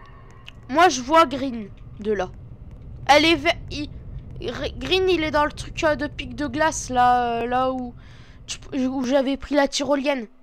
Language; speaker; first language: French; native; French